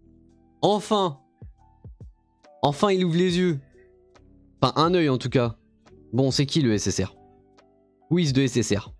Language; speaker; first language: French; native; French